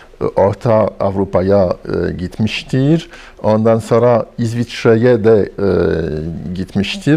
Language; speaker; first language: Turkish; non-native, fluent; French